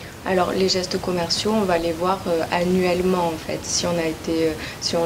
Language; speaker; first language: French; native; French